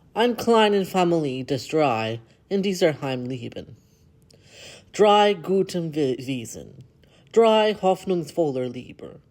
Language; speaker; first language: German; non-native, learner; English